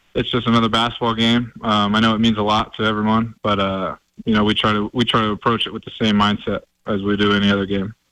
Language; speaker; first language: English; native; English